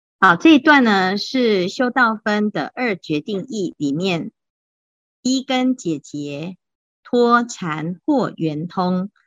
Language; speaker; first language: Chinese; native; Chinese